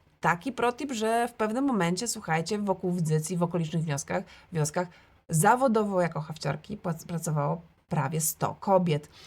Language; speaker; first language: Polish; native; Polish